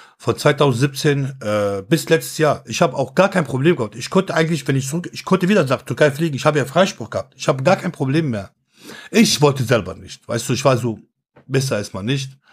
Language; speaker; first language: German; early bilingual, other home language; Kurdish